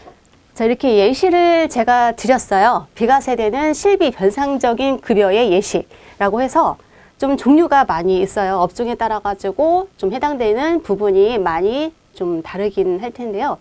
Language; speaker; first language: Korean; native; Korean